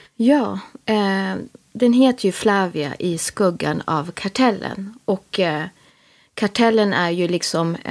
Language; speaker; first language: Swedish; early bilingual, other home language; Spanish